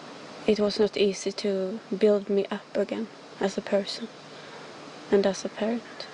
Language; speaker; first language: English; non-native, learner; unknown